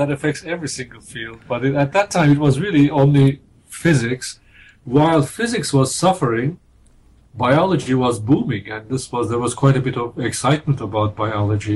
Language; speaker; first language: English; non-native, fluent; Turkish